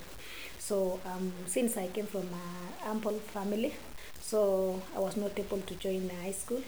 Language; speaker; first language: English; non-native, local second language; Kalenjin